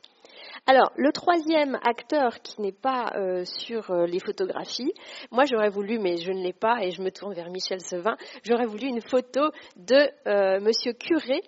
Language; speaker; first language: French; native; French